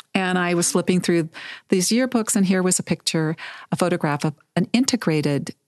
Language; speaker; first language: English; native; English